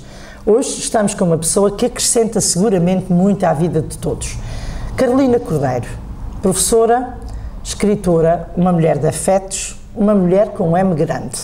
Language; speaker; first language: Portuguese; native; Portuguese